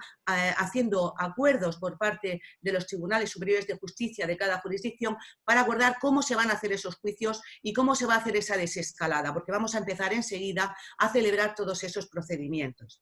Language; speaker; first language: Spanish; native; Spanish